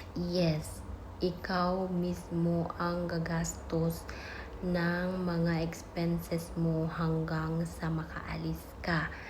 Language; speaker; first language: Filipino; non-native, local second language; Waray